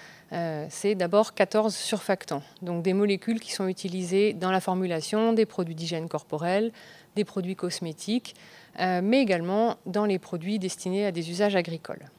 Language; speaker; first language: French; native; French